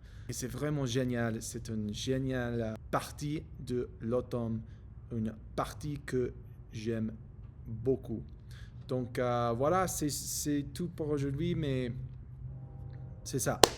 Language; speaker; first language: French; non-native, learner; English